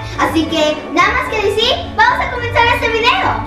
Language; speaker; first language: Spanish; early bilingual, other home language; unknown